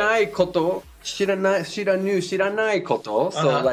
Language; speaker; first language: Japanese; non-native, learner; English